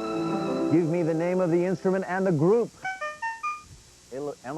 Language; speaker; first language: English; native; English